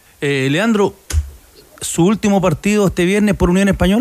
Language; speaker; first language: Spanish; native; Spanish